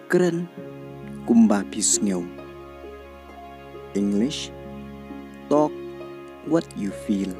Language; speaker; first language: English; non-native, local second language; Khasi